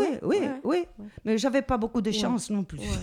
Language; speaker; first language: French; non-native, learner; Spanish